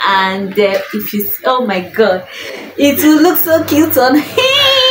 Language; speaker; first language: English; non-native, local second language; Igbo